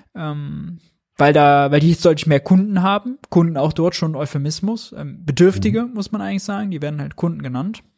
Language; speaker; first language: German; native; German